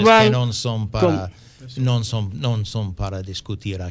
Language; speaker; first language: Spanish; non-native, fluent; English